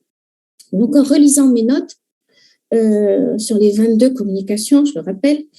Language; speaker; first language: French; native; French